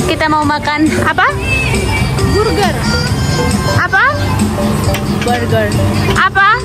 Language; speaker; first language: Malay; non-native, learner; Nepali